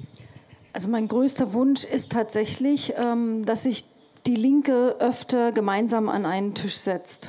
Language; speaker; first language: German; native; German